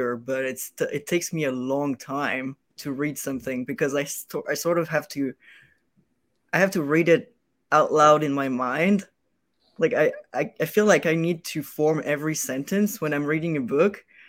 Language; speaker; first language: English; non-native, fluent; French